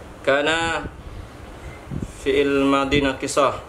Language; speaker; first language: Arabic; non-native, learner; Indonesian